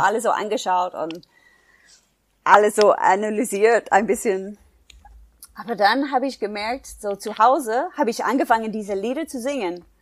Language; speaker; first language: German; non-native, fluent; English